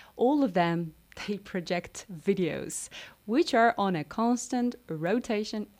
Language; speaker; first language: English; non-native, fluent; Romanian